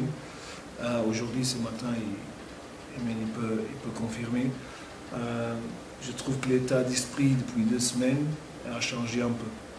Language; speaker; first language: French; non-native, fluent; Portuguese